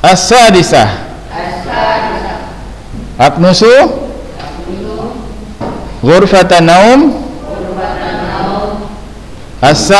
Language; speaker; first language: Arabic; non-native, fluent; Indonesian